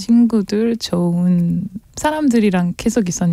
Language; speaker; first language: Korean; non-native, learner; French